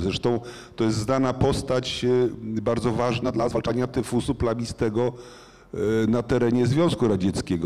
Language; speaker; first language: Polish; native; Polish